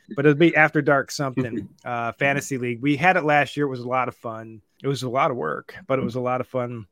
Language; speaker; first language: English; native; English